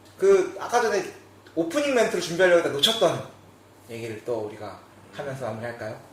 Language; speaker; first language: Korean; native; Korean